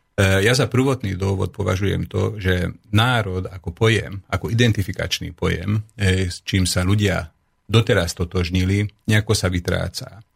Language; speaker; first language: Slovak; non-native, local second language; Hungarian